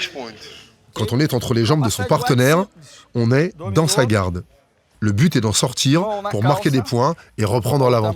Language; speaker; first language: French; native; French